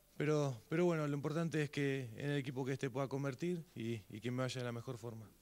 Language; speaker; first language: Spanish; native; Spanish